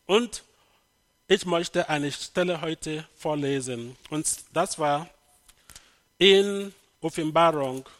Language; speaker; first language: German; non-native, fluent; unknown